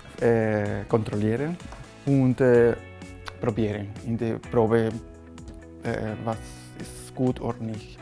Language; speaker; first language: German; non-native, learner; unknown